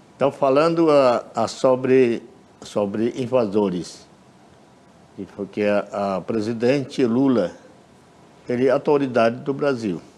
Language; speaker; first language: Portuguese; non-native, local second language; Yanomámi